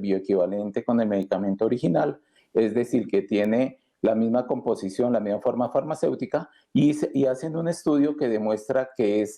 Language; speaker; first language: Spanish; native; Spanish